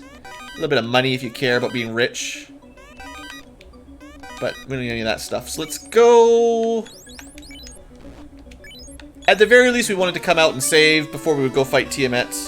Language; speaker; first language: English; native; English